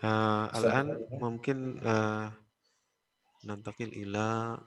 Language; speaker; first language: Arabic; non-native, fluent; Indonesian